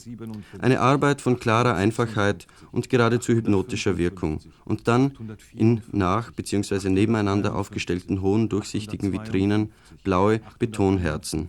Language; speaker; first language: German; native; German